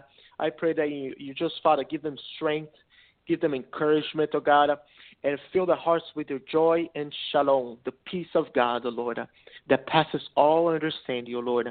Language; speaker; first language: English; non-native, fluent; Portuguese